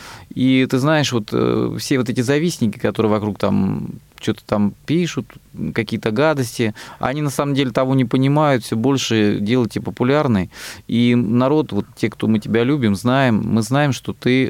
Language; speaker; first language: Russian; native; Russian